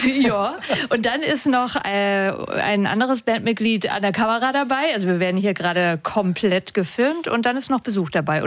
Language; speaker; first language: German; native; German